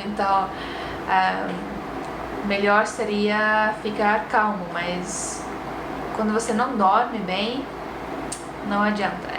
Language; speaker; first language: Portuguese; non-native, fluent; Estonian